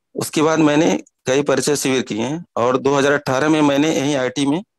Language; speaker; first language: Hindi; native; Hindi